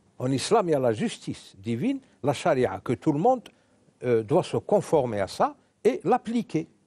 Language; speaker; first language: French; non-native, local second language; Arabic